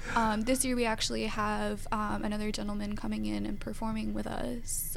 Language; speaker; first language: English; native; English